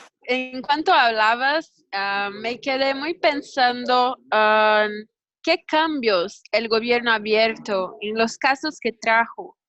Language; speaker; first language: Spanish; non-native, learner; Portuguese